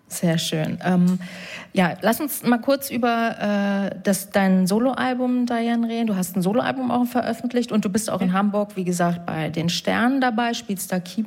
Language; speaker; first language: German; native; German